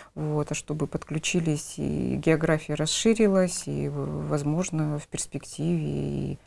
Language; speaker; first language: Russian; native; Russian